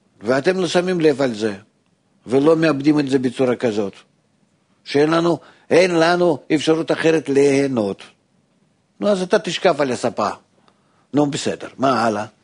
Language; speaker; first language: Hebrew; non-native, fluent; Russian